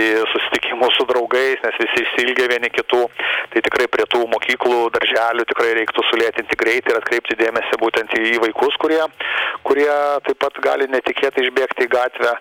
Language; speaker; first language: Lithuanian; native; Lithuanian